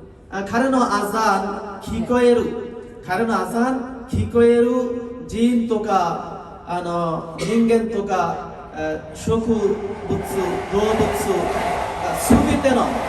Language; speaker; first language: Japanese; non-native, learner; Bangla